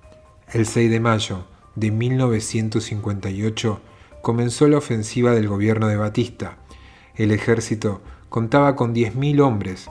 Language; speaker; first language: Spanish; native; Spanish